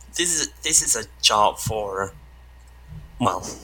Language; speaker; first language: English; non-native, fluent; Estonian